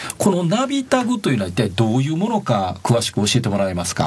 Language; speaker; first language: Japanese; native; Japanese